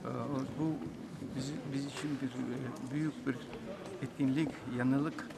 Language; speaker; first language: Turkish; non-native, learner; Kazakh